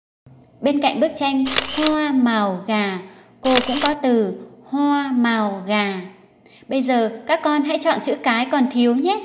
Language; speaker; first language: Vietnamese; native; Vietnamese